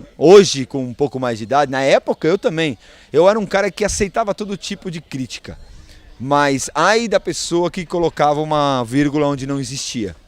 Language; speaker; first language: Portuguese; early bilingual, other home language; Spanish